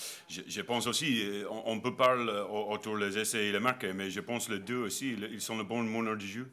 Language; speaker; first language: French; non-native, learner; English